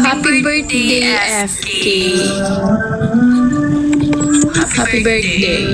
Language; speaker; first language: English; non-native, learner; Filipino